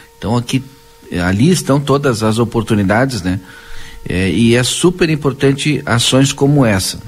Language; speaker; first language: Portuguese; native; Portuguese